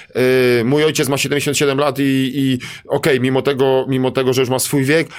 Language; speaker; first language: Polish; native; Polish